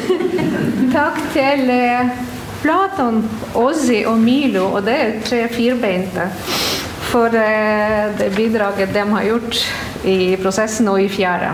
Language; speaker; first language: Norwegian; non-native, fluent; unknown